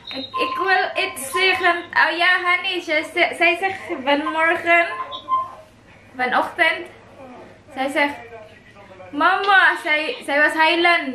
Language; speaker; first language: Dutch; non-native, learner; Filipino